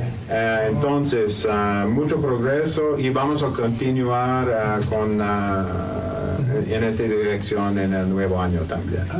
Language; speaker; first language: Spanish; non-native, fluent; English